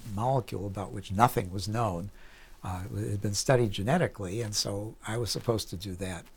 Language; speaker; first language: English; native; English